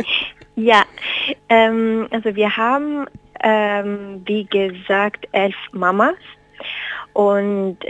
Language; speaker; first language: German; non-native, fluent; Spanish